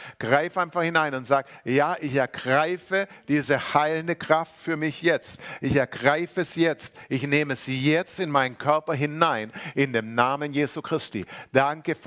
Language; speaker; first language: German; native; German